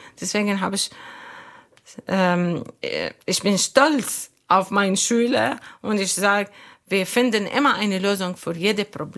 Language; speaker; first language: German; non-native, fluent; Arabic